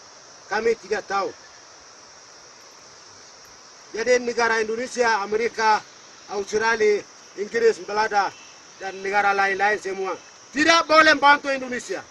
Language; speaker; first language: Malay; non-native, local second language; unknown